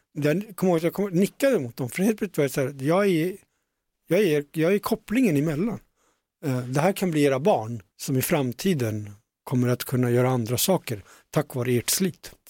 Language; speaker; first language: Swedish; early bilingual, other home language; Punjabi